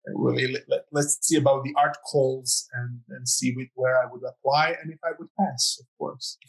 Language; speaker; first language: English; non-native, fluent; Croatian